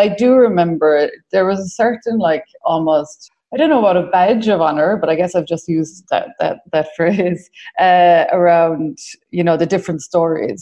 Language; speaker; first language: English; native; English